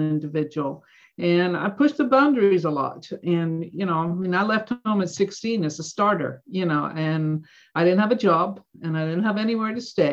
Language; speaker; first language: English; native; English